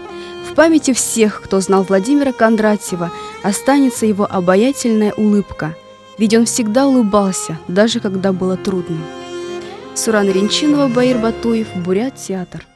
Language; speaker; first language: Russian; native; Russian